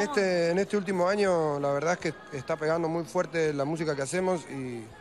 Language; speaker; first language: Spanish; native; Spanish